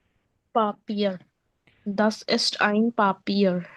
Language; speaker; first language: German; non-native, learner; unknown